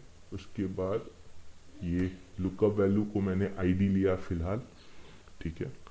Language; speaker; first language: Hindi; native; Hindi